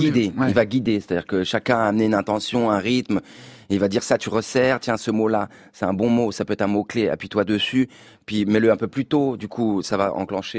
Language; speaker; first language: French; native; French